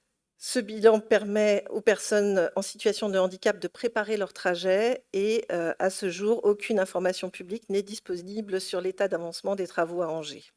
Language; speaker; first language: French; native; French